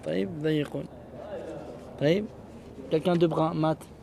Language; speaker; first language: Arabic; non-native, fluent; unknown